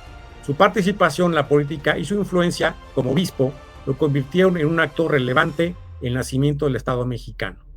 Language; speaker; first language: Spanish; native; Spanish